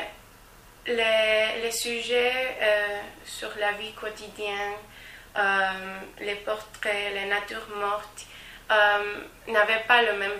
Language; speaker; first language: French; non-native, learner; Spanish